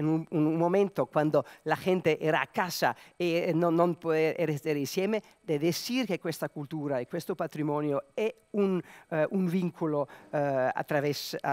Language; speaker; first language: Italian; non-native, learner; Serbian